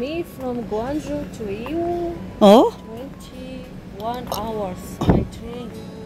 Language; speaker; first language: English; non-native, learner; Arabic